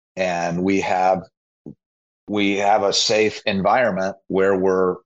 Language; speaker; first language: English; native; English